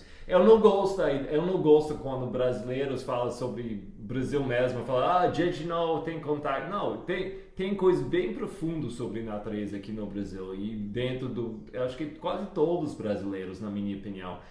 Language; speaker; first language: Portuguese; non-native, fluent; English